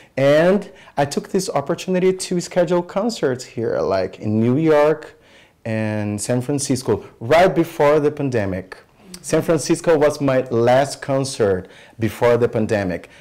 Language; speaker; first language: English; non-native, fluent; Portuguese